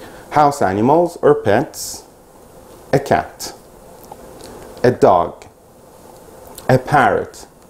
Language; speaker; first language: English; non-native, fluent; Persian